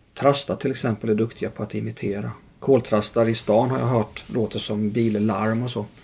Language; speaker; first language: Swedish; native; Swedish